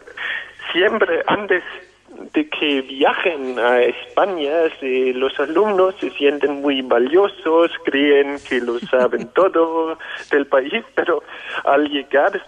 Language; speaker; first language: Spanish; non-native, fluent; German